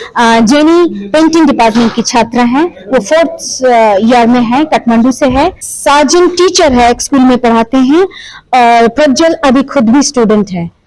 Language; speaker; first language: Hindi; native; Hindi